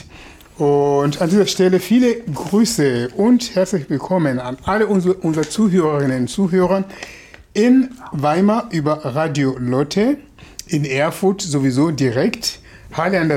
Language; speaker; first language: German; non-native, fluent; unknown